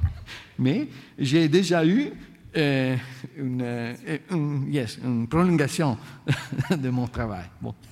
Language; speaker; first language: French; non-native, fluent; Italian